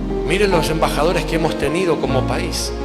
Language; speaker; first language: Spanish; native; Spanish